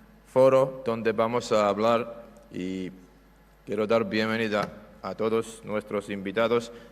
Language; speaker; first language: Spanish; non-native, fluent; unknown